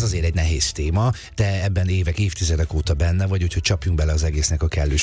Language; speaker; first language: Hungarian; native; Hungarian